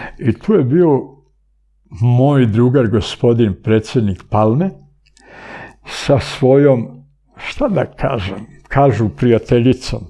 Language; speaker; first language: Serbian; early bilingual, other home language; Bulgarian